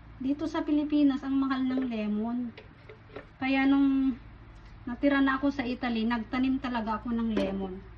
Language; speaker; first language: Filipino; native; Filipino